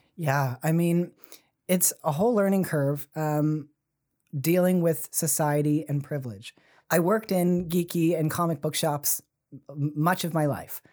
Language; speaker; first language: English; native; English